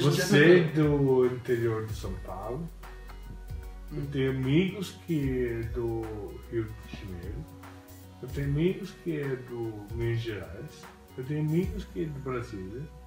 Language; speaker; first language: Portuguese; non-native, fluent; English